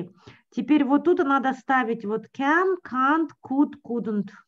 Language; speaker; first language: Russian; native; Russian